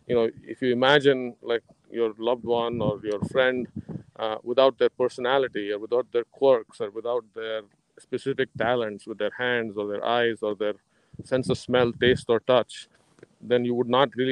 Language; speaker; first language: English; non-native, local second language; Kannada